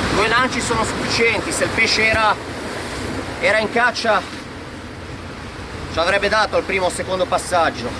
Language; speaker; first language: Italian; native; Italian